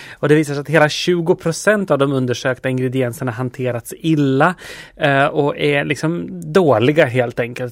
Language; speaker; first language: Swedish; native; Swedish